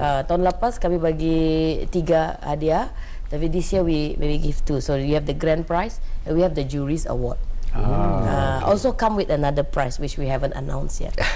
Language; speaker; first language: English; non-native, local second language; Malay